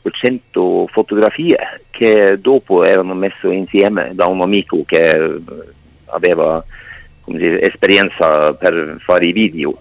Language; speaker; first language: Italian; non-native, fluent; Norwegian